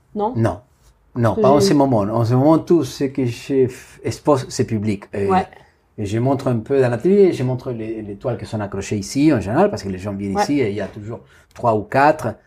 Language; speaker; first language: French; non-native, fluent; Spanish